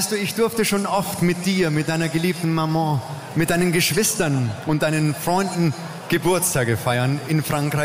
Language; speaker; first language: German; native; German